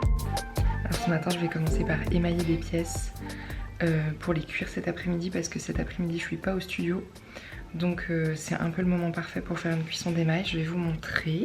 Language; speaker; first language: French; native; French